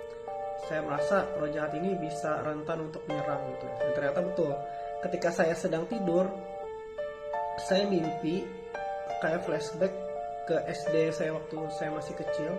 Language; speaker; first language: Indonesian; native; Indonesian